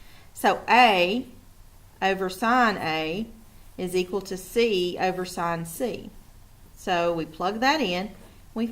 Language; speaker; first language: English; native; English